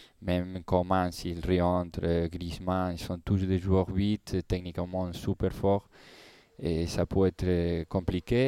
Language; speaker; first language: French; non-native, learner; Spanish